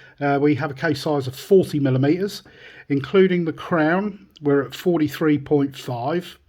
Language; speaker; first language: English; native; English